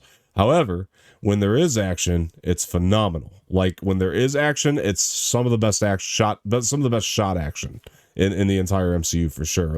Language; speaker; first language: English; native; English